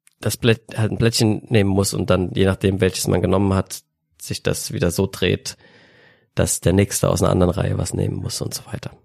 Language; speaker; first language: German; native; German